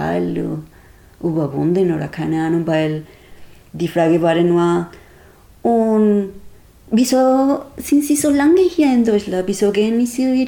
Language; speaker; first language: German; non-native, fluent; Spanish